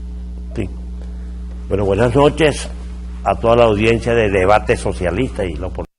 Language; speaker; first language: Spanish; native; Spanish